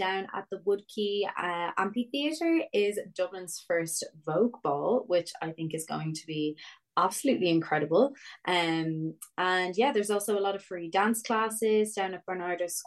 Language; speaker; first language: English; native; English